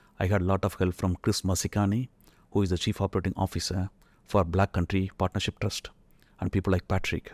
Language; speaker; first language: English; non-native, local second language; Tamil